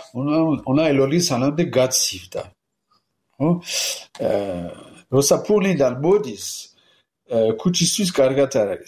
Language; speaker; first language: Georgian; non-native, learner; French